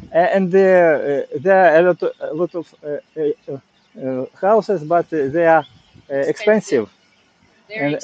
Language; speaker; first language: English; non-native, learner; Ukrainian